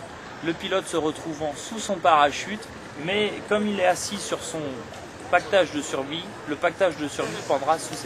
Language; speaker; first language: French; native; French